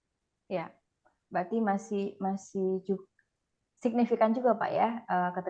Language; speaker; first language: Indonesian; native; Indonesian